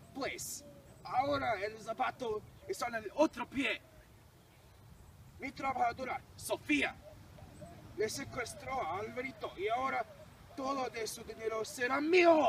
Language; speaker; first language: Spanish; non-native, learner; English